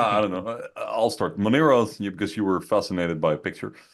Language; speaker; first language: English; non-native, fluent; Dutch